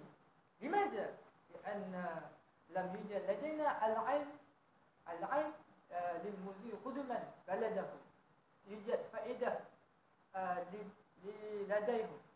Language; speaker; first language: Arabic; non-native, learner; Malay